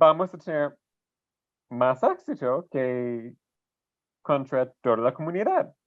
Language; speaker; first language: Spanish; non-native, fluent; English